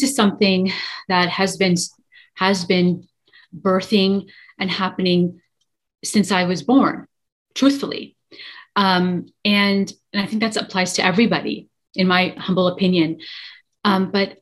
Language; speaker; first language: English; native; English